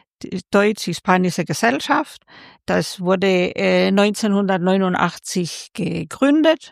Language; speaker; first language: German; non-native, fluent; French